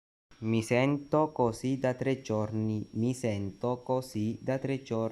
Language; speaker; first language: Italian; non-native, fluent; Urdu